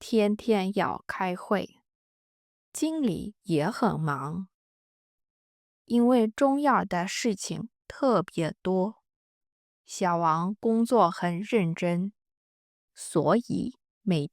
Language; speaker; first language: Chinese; non-native, fluent; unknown